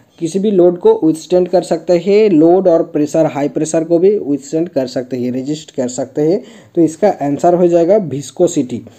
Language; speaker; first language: Hindi; non-native, local second language; Bangla